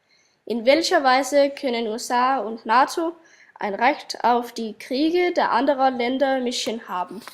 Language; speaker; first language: German; non-native, learner; Danish